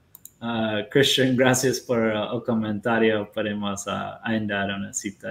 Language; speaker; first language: Spanish; non-native, fluent; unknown